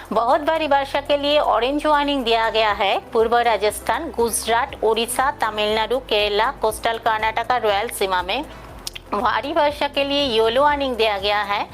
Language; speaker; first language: Hindi; non-native, local second language; Bangla